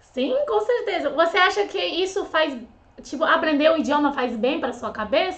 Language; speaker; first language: Portuguese; non-native, fluent; Chinese